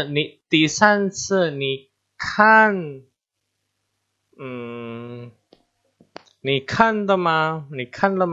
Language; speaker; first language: Chinese; non-native, fluent; Indonesian